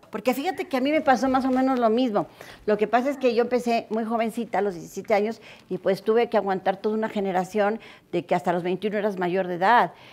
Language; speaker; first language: Spanish; native; Spanish